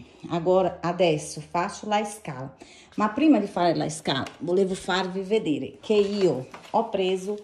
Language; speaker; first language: Italian; non-native, fluent; Portuguese